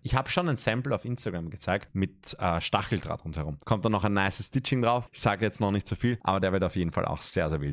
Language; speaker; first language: German; native; German